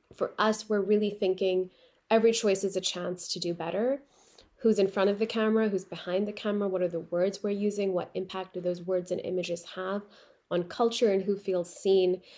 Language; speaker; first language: English; non-native, local second language; Urdu